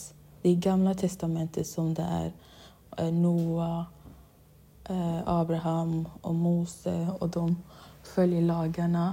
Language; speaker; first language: Swedish; non-native, local second language; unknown